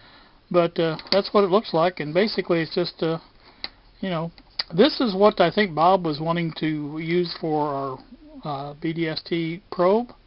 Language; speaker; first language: English; native; English